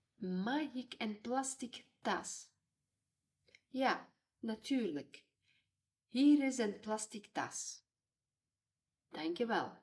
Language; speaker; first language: Dutch; non-native, fluent; Ukrainian